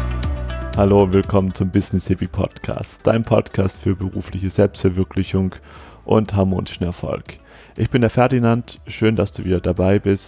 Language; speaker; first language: German; native; German